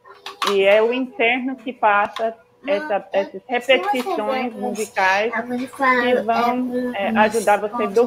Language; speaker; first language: Portuguese; non-native, fluent; English